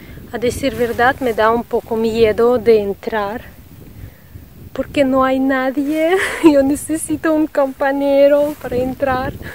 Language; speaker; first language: Spanish; non-native, fluent; Russian